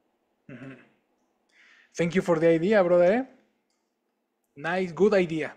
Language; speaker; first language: English; non-native, fluent; Spanish